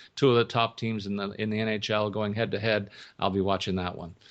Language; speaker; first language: English; native; English